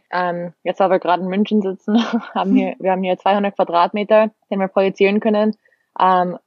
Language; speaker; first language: German; non-native, fluent; English